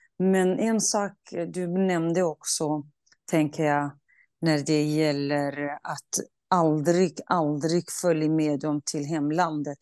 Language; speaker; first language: Swedish; non-native, fluent; Kurdish